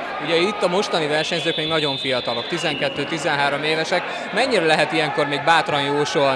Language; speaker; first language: Hungarian; native; Hungarian